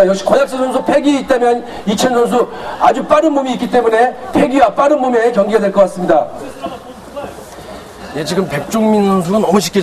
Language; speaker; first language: Korean; native; Korean